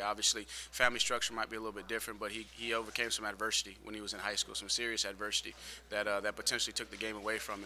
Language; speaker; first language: English; native; English